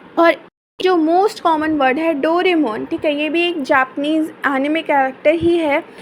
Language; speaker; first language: Hindi; native; Hindi